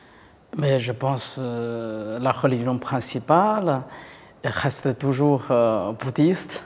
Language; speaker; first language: French; non-native, fluent; Chinese